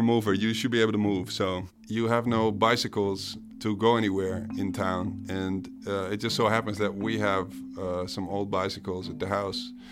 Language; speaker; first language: English; non-native, fluent; Dutch